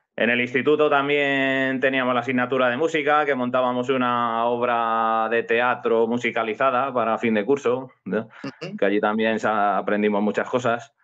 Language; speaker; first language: Spanish; native; Spanish